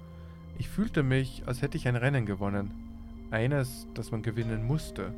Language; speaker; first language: German; native; German